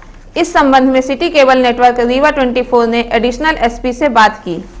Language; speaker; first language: Hindi; native; Hindi